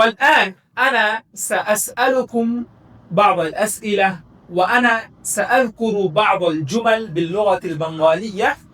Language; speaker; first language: Arabic; non-native, fluent; Bangla